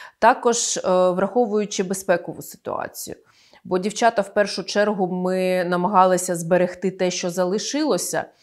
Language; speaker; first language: Ukrainian; native; Ukrainian